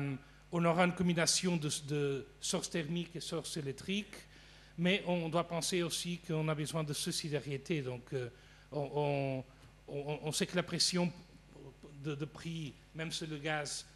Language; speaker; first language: French; non-native, fluent; Portuguese